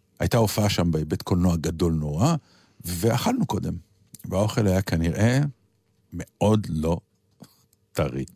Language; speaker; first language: Hebrew; native; Hebrew